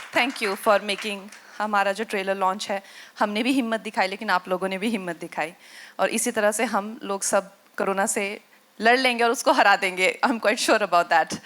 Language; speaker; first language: Hindi; native; Hindi